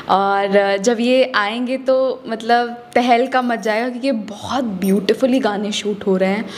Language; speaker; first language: Hindi; native; Hindi